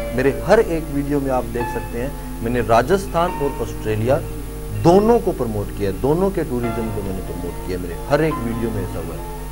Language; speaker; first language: Hindi; native; Hindi